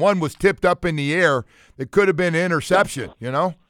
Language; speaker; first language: English; native; English